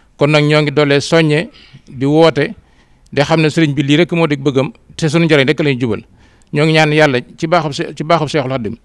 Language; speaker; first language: Wolof; native; Wolof